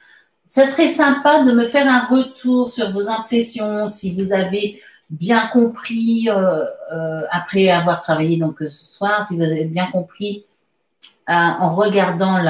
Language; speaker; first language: French; native; French